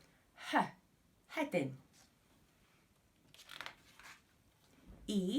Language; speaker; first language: Welsh; native; Welsh